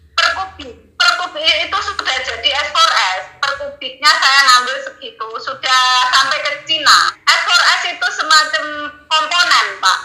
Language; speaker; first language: Indonesian; non-native, local second language; Javanese